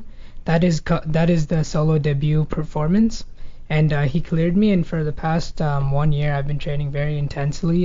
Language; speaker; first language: English; early bilingual, other home language; Telugu